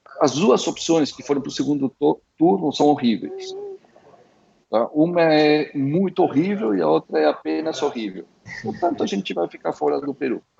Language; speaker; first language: Portuguese; early bilingual, other home language; Spanish